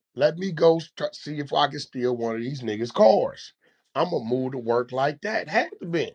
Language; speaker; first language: English; native; English